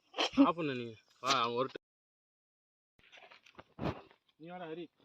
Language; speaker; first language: Tamil; native; Tamil